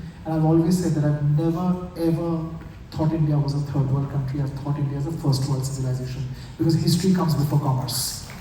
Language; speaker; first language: English; non-native, local second language; Bangla